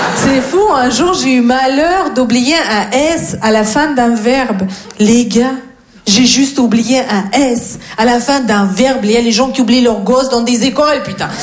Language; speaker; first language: French; non-native, fluent; Russian